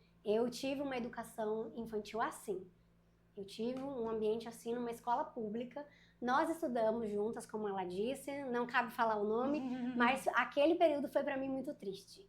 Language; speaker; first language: Portuguese; native; Portuguese